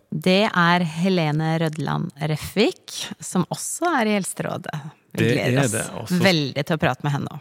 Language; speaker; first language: Norwegian; native; Norwegian